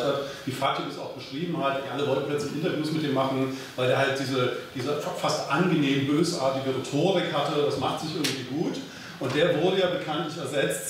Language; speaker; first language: German; native; German